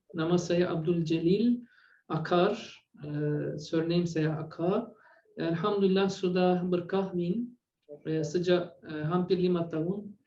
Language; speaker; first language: Malay; non-native, fluent; Turkish